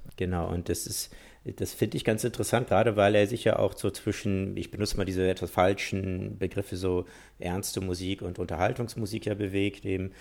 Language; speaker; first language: German; native; German